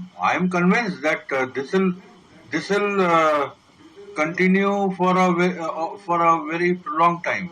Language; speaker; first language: English; non-native, local second language; Bangla